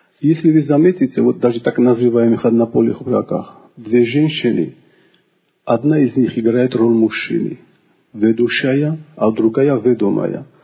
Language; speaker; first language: Russian; non-native, local second language; Georgian